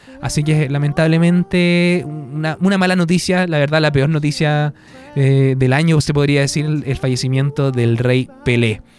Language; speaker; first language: Spanish; native; Spanish